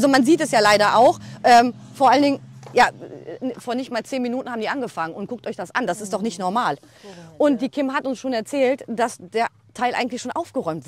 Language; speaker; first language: German; native; German